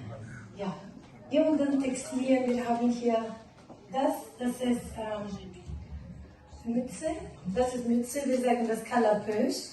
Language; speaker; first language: German; non-native, learner; Tajik